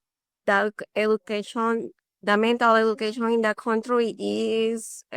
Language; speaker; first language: English; non-native, learner; Spanish